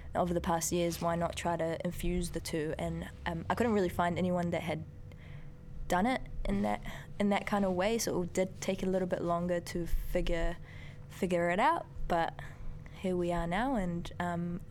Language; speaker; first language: English; early bilingual, other home language; Persian